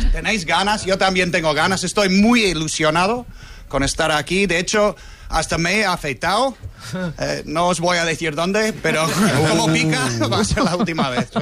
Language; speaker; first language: Spanish; non-native, fluent; English